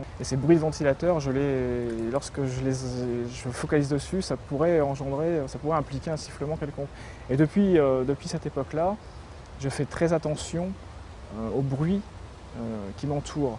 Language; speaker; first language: French; native; French